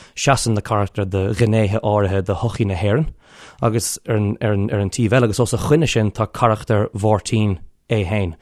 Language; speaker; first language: Irish; non-native, local second language; English